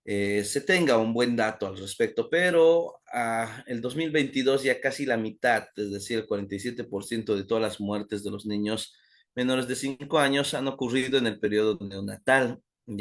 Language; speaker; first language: Spanish; native; Spanish